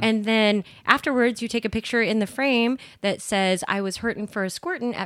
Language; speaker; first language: English; native; English